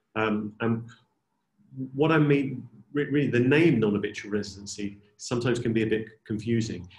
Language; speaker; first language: English; native; English